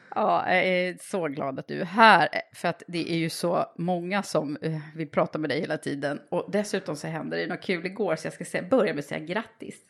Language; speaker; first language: Swedish; native; Swedish